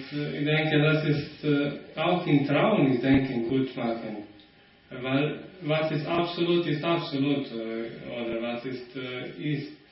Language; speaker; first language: German; non-native, learner; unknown